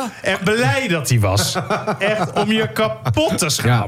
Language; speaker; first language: Dutch; native; Dutch